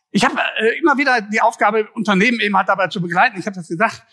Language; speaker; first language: German; native; German